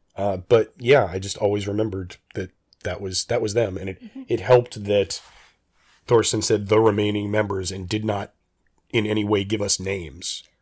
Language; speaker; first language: English; native; English